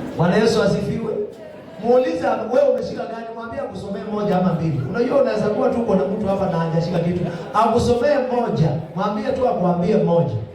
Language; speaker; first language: Swahili; non-native, local second language; Kamba